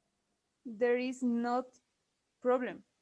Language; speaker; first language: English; non-native, learner; Spanish